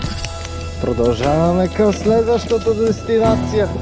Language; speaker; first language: Bulgarian; native; Bulgarian